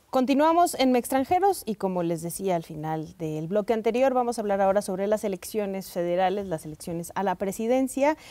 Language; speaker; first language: Spanish; native; Spanish